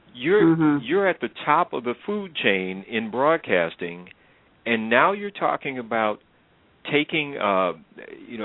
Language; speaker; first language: English; native; English